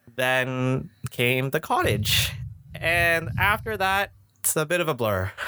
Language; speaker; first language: English; early bilingual, other home language; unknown